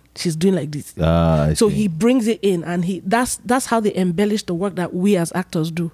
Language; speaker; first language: English; non-native, local second language; Igbo